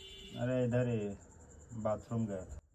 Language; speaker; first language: Hindi; native; Hindi